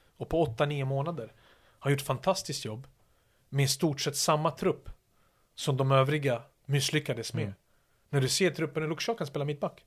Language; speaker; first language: Swedish; early bilingual, other home language; Serbian